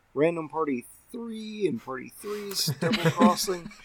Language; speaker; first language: English; native; English